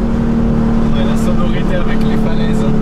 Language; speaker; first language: French; native; French